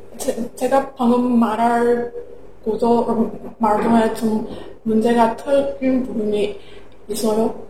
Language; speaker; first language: Korean; non-native, learner; Chinese